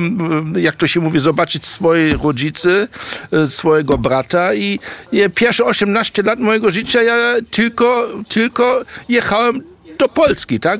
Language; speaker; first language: Polish; early bilingual, heritage; German